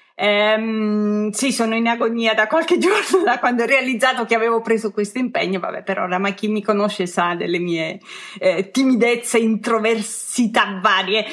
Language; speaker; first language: Italian; native; Italian